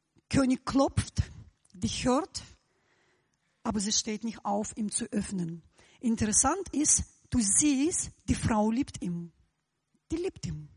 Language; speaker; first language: German; non-native, fluent; Russian